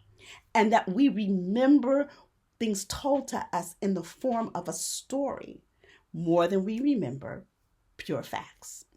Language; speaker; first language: English; native; English